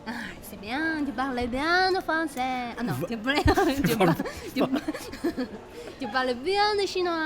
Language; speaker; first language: French; non-native, learner; Chinese